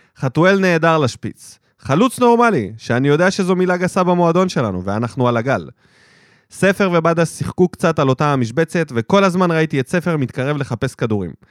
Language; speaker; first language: Hebrew; early bilingual, other home language; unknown